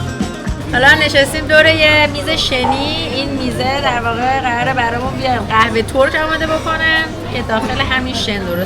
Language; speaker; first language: Persian; native; Persian